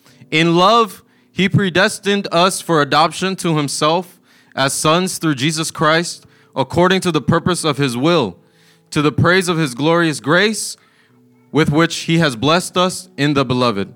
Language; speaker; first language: English; early bilingual, other home language; Spanish